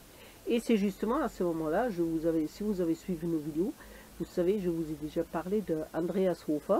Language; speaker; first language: French; native; French